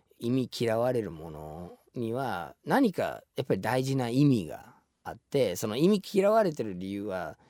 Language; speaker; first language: Japanese; non-native, fluent; English